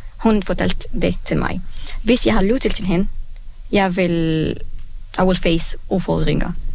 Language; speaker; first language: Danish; non-native, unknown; Arabic